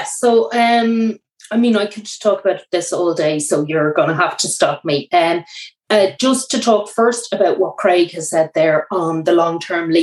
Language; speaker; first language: English; native; English